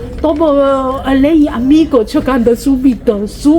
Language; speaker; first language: Italian; non-native, learner; Chinese